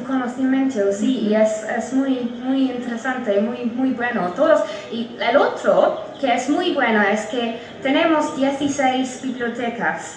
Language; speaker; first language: Spanish; non-native, fluent; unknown